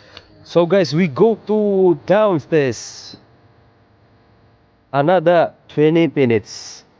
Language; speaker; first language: English; non-native, learner; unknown